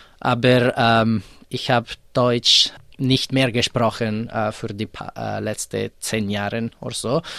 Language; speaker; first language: German; non-native, local second language; Italian